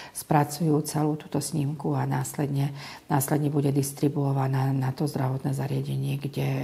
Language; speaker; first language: Slovak; native; Slovak